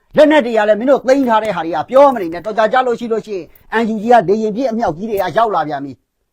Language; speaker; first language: Burmese; non-native, local second language; Kachin